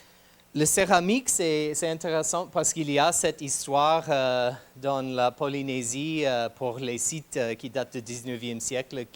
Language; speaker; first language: French; non-native, fluent; English